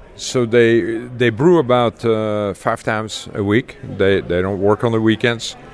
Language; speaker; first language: English; non-native, fluent; Dutch